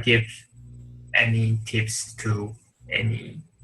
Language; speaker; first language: English; non-native, learner; Chinese